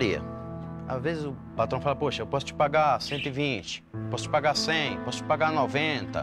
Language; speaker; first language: Portuguese; native; Portuguese